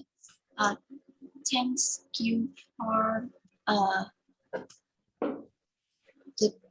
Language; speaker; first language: English; non-native, learner; Vietnamese